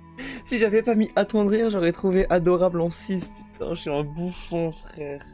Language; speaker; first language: French; native; French